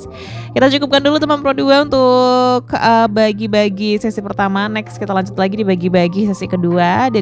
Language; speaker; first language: Indonesian; native; Indonesian